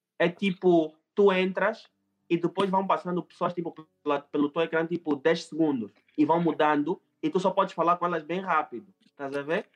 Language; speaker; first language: Portuguese; native; Portuguese